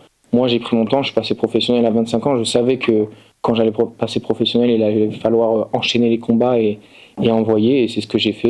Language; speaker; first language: French; native; French